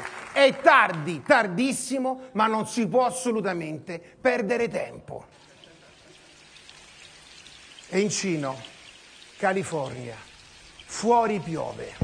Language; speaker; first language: Italian; native; Italian